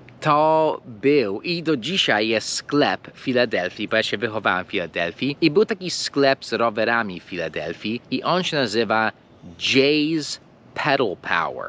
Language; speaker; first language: Polish; early bilingual, heritage; English